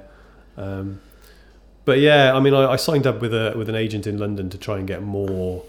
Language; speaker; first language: English; native; English